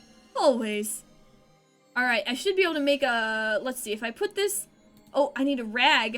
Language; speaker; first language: English; native; English